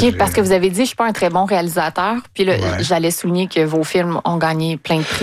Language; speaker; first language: French; native; French